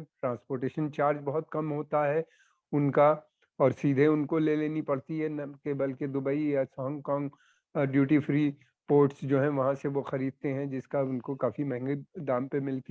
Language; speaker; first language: Hindi; native; Hindi